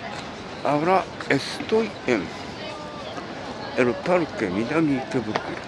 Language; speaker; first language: Spanish; non-native, learner; Japanese